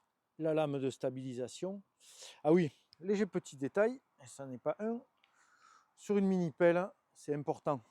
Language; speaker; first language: French; native; French